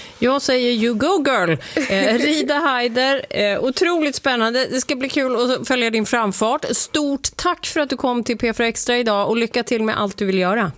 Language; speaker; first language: Swedish; native; Swedish